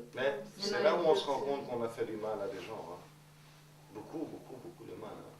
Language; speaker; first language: French; native; French